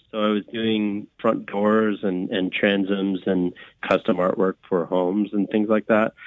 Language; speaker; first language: English; native; English